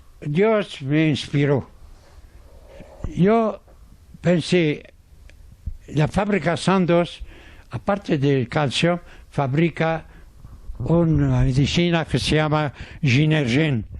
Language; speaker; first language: Spanish; non-native, fluent; Arabic